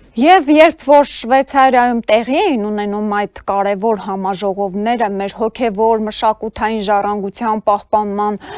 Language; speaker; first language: Armenian; native; Armenian